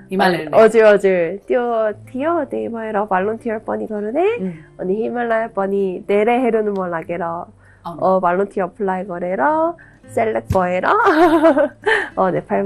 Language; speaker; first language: Nepali; non-native, learner; Korean